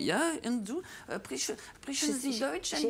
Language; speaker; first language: German; non-native, learner; French